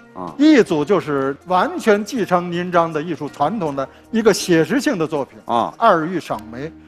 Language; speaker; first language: Chinese; native; Chinese